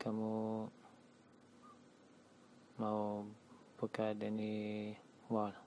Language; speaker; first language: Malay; non-native, learner; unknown